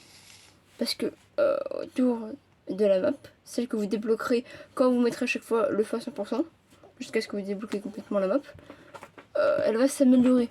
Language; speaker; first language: French; native; French